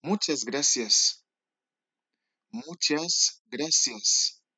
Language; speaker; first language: Spanish; non-native, learner; Haitian Creole